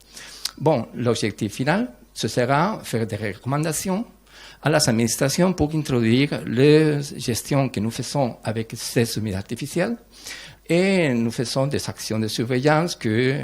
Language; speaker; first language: French; non-native, learner; Spanish